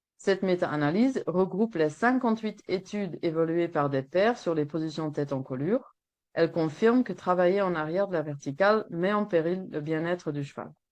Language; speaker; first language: French; non-native, local second language; Dutch